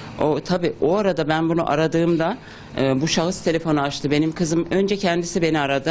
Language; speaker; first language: Turkish; native; Turkish